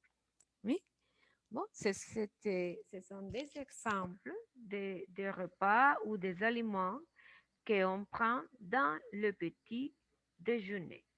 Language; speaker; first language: French; non-native, fluent; Spanish